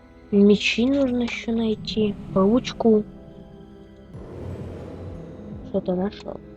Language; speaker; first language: Russian; native; Russian